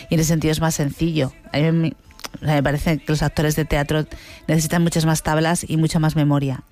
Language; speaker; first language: Spanish; native; Spanish